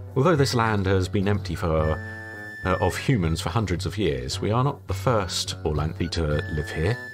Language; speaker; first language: English; native; English